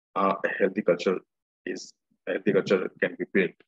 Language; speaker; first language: English; non-native, local second language; Gujarati